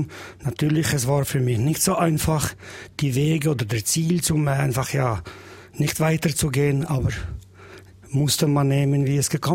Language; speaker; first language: German; non-native, learner; Albanian